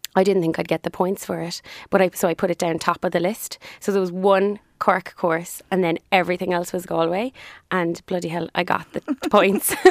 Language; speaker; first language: English; native; English